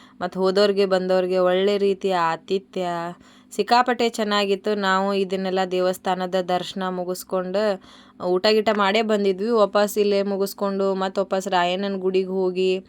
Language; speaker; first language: Kannada; native; Kannada